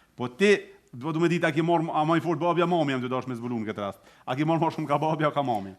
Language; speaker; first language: Albanian; native; Albanian